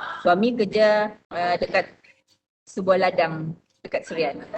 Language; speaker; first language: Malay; non-native, local second language; Buginese